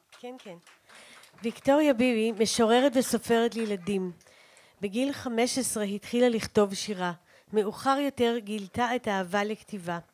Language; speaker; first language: Hebrew; native; Hebrew